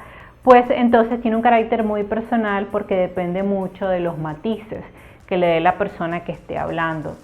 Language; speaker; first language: Spanish; native; Spanish